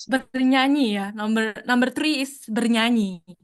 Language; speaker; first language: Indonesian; native; Indonesian